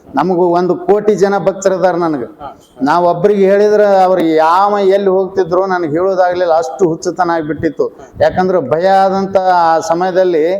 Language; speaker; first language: Kannada; native; Kannada